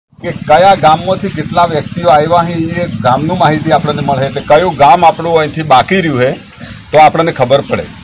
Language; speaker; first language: Gujarati; native; Gujarati